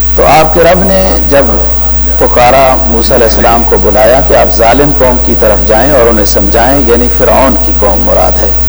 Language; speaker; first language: Urdu; native; Urdu